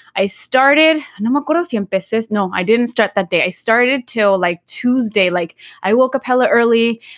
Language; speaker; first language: English; early bilingual, other home language; Spanish